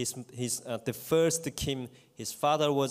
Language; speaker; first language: English; non-native, fluent; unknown